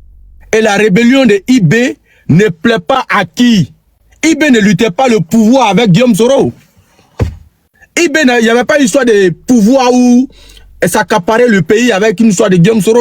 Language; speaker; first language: French; native; French